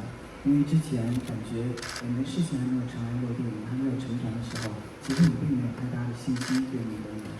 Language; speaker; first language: Chinese; native; Chinese